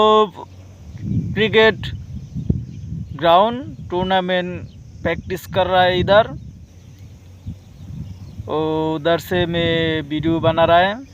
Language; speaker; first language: Hindi; non-native, learner; Bangla